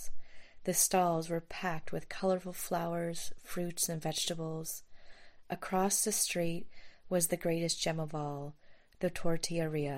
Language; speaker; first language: English; native; English